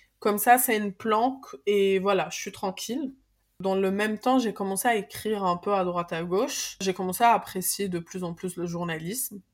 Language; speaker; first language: French; early bilingual, other home language; Arabic